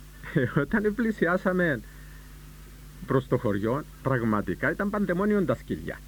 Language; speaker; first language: Greek; native; Greek